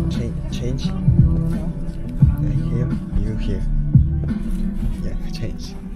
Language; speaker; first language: English; non-native, learner; Korean